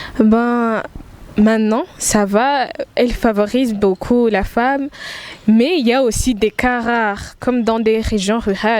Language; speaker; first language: French; non-native, local second language; Rundi